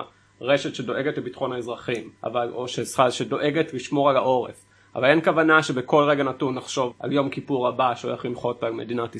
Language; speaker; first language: Hebrew; native; Hebrew